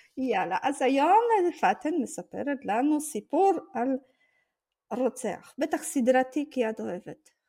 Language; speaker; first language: Hebrew; non-native, fluent; Polish